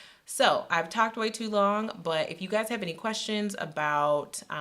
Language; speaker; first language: English; native; English